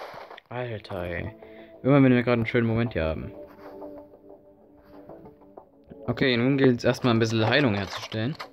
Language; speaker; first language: German; native; German